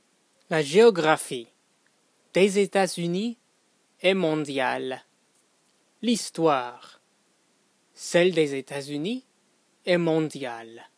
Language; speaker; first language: French; non-native, fluent; English